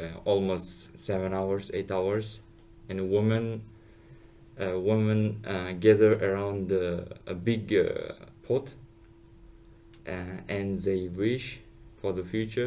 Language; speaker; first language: English; non-native, learner; Uzbek